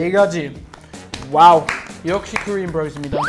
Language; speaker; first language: Korean; non-native, fluent; German